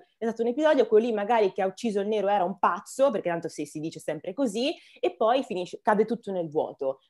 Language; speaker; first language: Italian; early bilingual, other home language; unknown